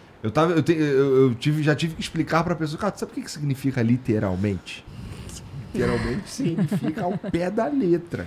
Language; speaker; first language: Portuguese; native; Portuguese